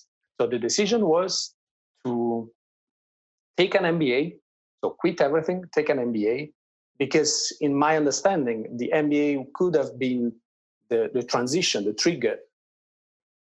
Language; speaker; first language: English; non-native, fluent; Italian